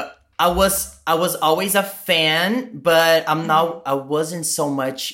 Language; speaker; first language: English; non-native, fluent; Portuguese